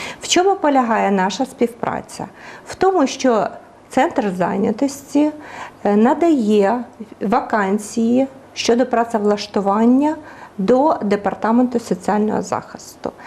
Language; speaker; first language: Ukrainian; native; Ukrainian